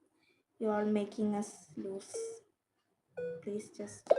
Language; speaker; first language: English; non-native, local second language; Malayalam